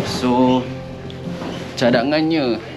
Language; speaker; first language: Malay; native; Malay